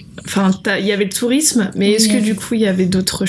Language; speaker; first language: French; native; French